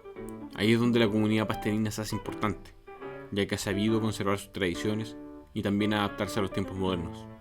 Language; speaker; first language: Spanish; native; Spanish